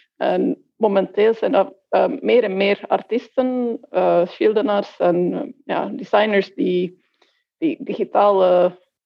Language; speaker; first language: Dutch; non-native, fluent; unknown